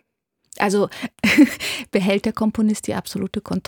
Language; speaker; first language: German; native; German